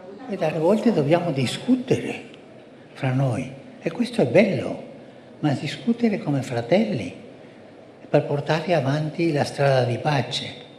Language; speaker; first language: Italian; non-native, fluent; Spanish